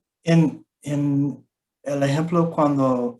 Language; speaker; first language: Spanish; non-native, learner; English